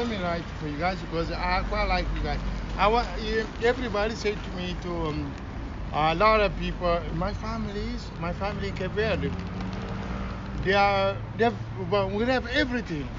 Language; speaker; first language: English; non-native, learner; Kabuverdianu